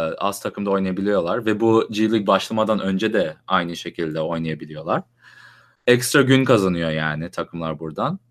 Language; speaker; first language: Turkish; native; Turkish